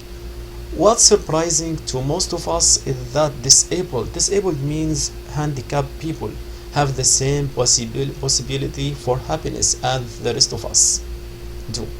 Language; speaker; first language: English; non-native, fluent; Arabic